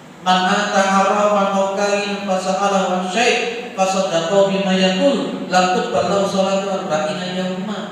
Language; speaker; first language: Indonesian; non-native, local second language; Javanese